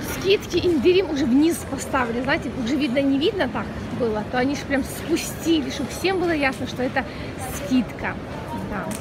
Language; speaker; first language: Russian; non-native, local second language; Ukrainian